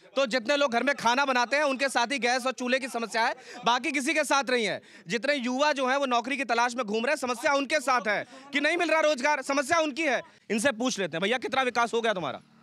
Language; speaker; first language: Hindi; native; Hindi